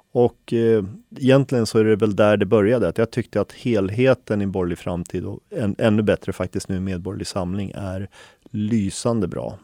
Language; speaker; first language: Swedish; early bilingual, other home language; Finnish